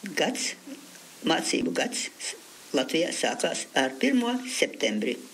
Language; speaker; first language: Latvian; early bilingual, heritage; Latvian